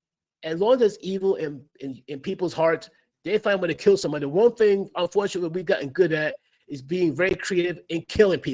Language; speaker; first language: English; native; English